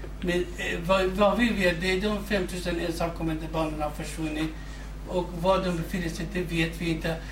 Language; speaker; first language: Swedish; non-native, fluent; Kurdish